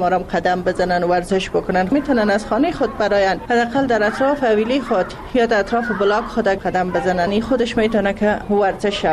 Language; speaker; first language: Persian; native; Persian